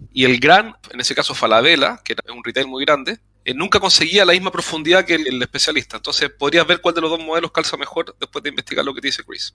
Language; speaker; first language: Spanish; native; Spanish